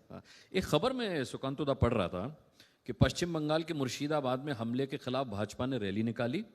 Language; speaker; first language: Hindi; native; Hindi